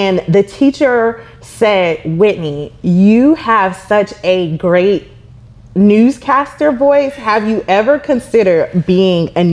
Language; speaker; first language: English; native; English